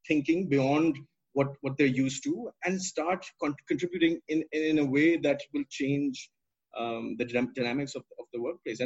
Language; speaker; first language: English; non-native, local second language; Urdu